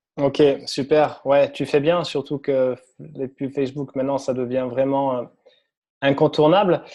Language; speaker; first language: French; native; French